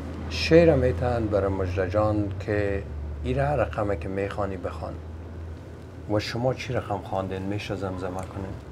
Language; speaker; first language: Persian; native; Persian